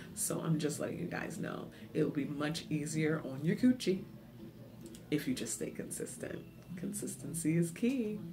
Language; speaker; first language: English; native; English